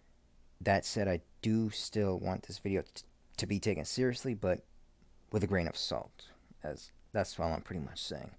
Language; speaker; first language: English; native; English